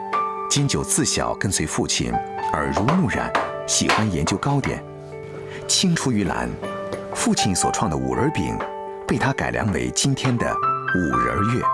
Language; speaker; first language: Chinese; native; Chinese